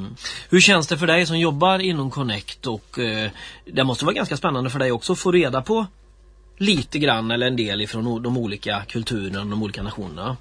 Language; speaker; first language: Swedish; native; Swedish